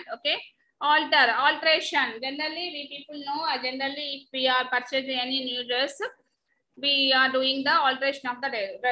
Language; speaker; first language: English; non-native, local second language; Telugu